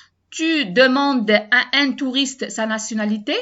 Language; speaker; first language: French; non-native, learner; Arabic